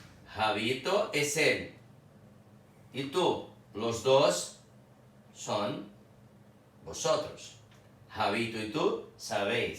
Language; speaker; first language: Spanish; non-native, fluent; Portuguese